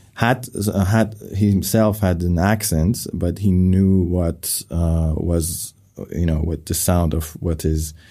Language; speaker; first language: English; non-native, fluent; Persian